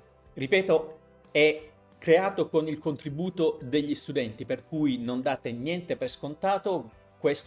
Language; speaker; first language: Italian; native; Italian